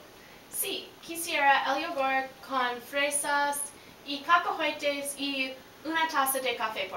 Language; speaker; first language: Spanish; non-native, learner; English